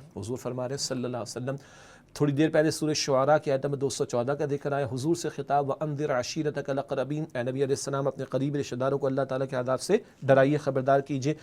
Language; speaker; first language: Urdu; native; Urdu